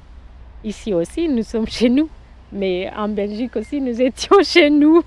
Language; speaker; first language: French; non-native, local second language; Kinyarwanda